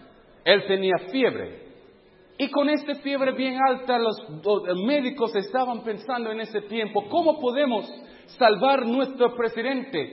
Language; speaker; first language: Spanish; non-native, fluent; English